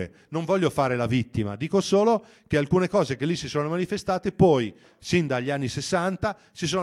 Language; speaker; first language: Italian; native; Italian